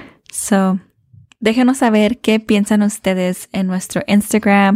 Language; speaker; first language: Spanish; early bilingual, heritage; Spanish